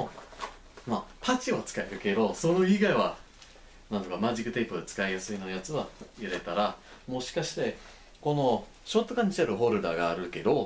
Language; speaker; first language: Japanese; non-native, learner; English